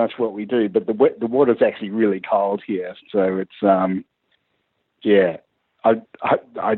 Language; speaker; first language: English; native; English